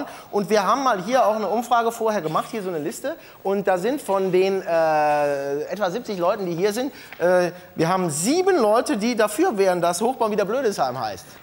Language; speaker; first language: German; native; German